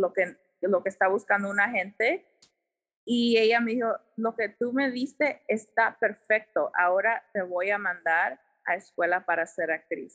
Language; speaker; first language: Spanish; early bilingual, heritage; Spanish